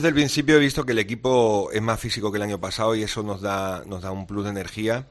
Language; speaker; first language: Spanish; native; Spanish